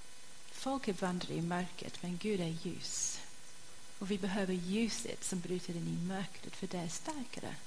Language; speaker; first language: Swedish; non-native, fluent; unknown